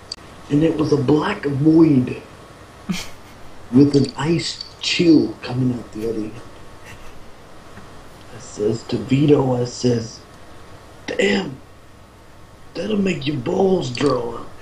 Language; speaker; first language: English; native; English